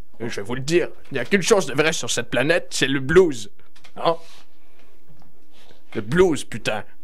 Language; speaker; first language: French; native; French